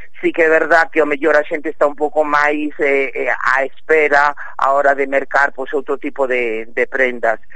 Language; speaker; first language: Galician; native; Galician